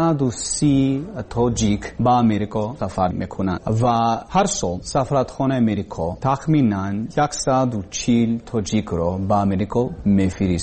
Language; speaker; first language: Persian; non-native, learner; English